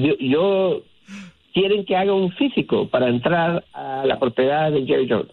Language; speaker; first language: Spanish; early bilingual, heritage; Spanish